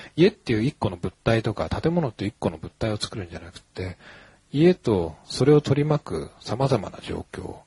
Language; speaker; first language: Japanese; native; Japanese